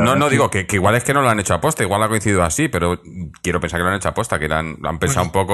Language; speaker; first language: Spanish; native; Spanish